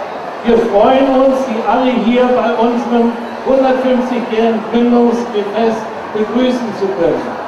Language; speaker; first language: German; non-native, learner; Portuguese